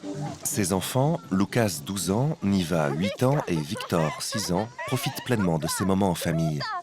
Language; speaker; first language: French; native; French